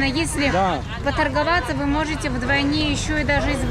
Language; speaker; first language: Russian; native; Russian